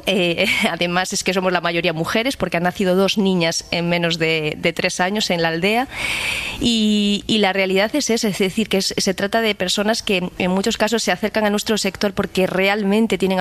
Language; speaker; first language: Spanish; native; Spanish